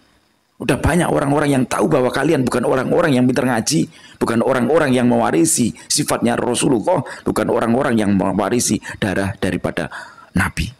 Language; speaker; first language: Indonesian; non-native, local second language; Javanese